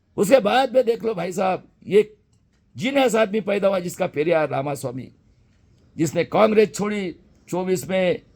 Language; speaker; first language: Hindi; non-native, local second language; Marathi